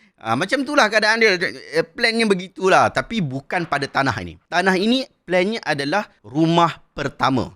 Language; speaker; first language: Malay; native; Malay